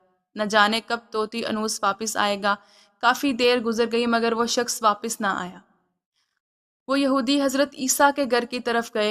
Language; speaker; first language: Urdu; native; Urdu